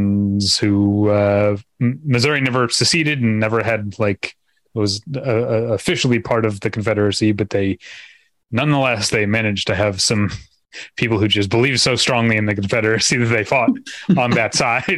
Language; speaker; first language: English; native; English